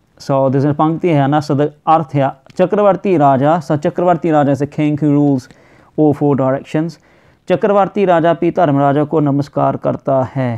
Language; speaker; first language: English; native; English